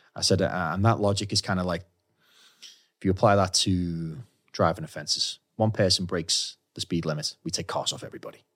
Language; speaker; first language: English; native; English